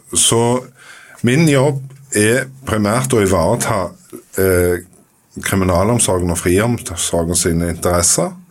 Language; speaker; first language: Norwegian; native; Norwegian